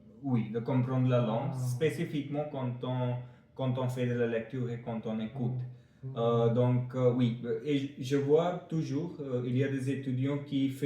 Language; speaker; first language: French; non-native, fluent; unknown